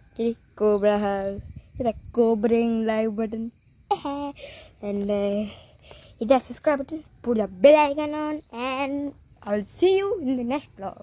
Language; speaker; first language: English; non-native, local second language; Konkani